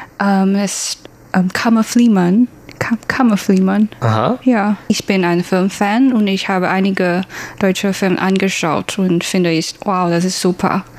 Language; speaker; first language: German; non-native, learner; Chinese